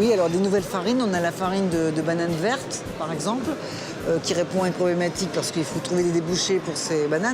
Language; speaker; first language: French; native; French